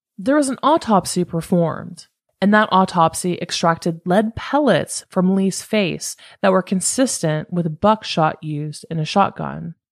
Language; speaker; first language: English; native; English